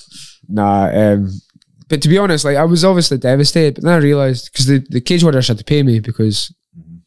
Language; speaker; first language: English; native; English